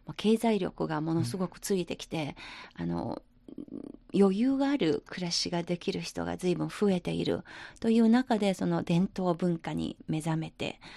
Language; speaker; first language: Japanese; non-native, fluent; Chinese